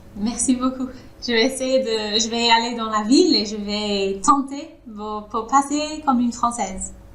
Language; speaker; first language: French; non-native, fluent; English